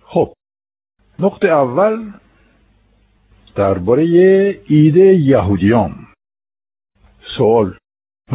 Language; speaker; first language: Persian; non-native, fluent; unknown